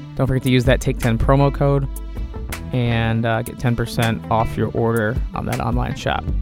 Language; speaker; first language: English; native; English